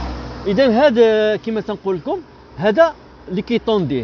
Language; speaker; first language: Arabic; native; Arabic